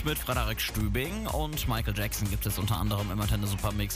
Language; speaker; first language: German; native; German